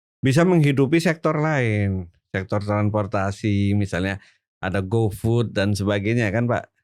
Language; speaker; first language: Indonesian; non-native, local second language; Javanese